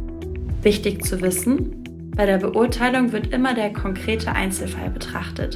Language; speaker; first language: German; native; German